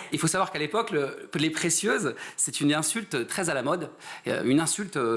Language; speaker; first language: French; native; French